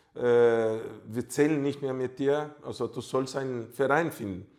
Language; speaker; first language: German; non-native, fluent; Portuguese